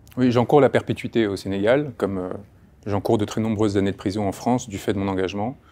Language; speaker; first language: French; early bilingual, other home language; Spanish